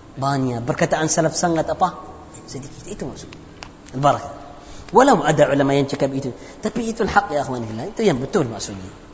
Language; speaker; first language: Indonesian; non-native, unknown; Arabic